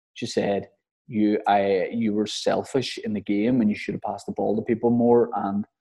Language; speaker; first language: English; native; English